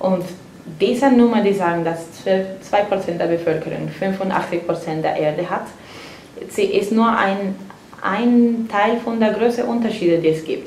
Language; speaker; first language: German; non-native, fluent; Spanish